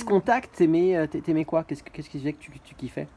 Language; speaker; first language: French; native; French